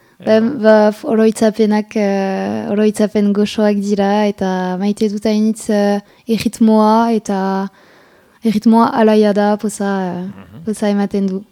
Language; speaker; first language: Basque; non-native, local second language; French